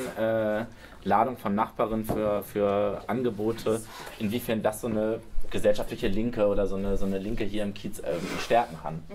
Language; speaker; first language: German; native; German